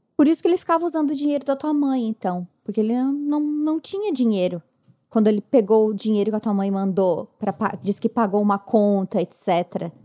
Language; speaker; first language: Portuguese; native; Portuguese